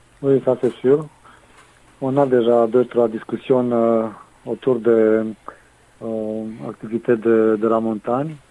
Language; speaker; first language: French; non-native, fluent; Romanian